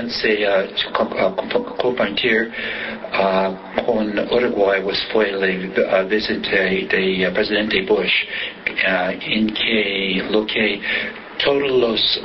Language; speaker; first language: Spanish; non-native, learner; English